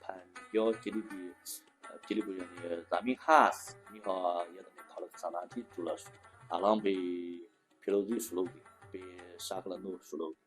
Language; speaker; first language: Persian; non-native, learner; Chinese